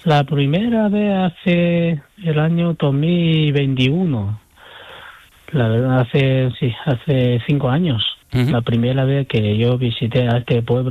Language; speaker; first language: Spanish; non-native, fluent; Chinese